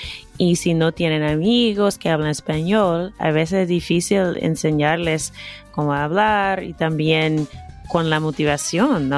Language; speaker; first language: Spanish; non-native, fluent; English